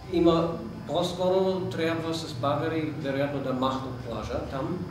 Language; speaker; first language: Bulgarian; non-native, fluent; German